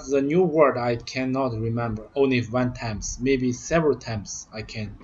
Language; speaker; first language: English; non-native, learner; Vietnamese